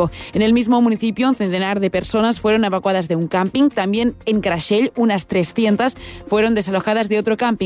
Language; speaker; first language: Spanish; native; Spanish